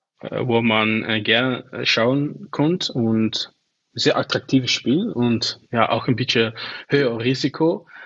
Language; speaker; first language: German; non-native, learner; Dutch